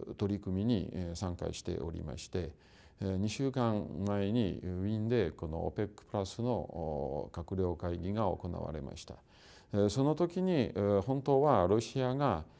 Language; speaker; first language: Japanese; non-native, fluent; Russian